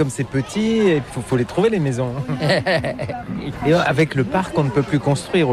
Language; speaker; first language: French; native; French